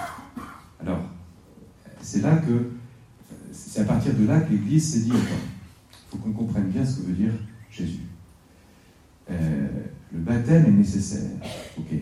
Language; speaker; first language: French; native; French